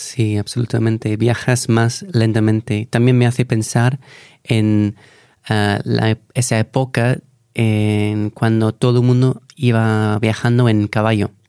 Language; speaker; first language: Spanish; non-native, fluent; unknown